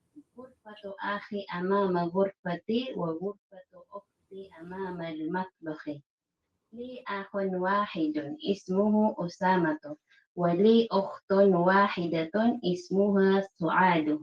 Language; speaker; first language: Arabic; non-native, learner; Filipino